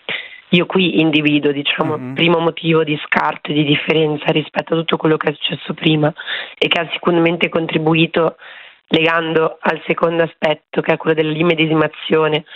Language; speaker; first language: Italian; native; Italian